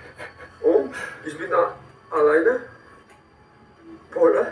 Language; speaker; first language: German; non-native, learner; Polish